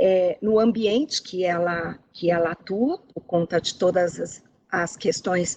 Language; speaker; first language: Portuguese; native; Portuguese